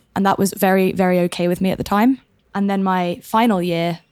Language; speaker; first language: English; native; English